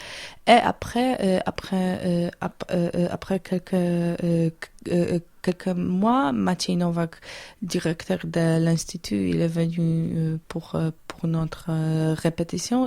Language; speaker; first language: French; non-native, learner; Polish